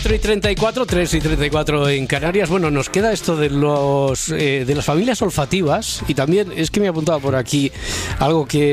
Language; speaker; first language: Spanish; native; Spanish